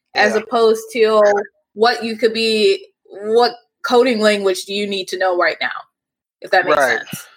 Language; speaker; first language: English; native; English